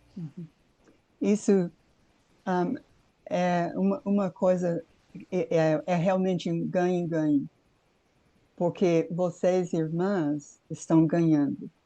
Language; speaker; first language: Portuguese; non-native, fluent; English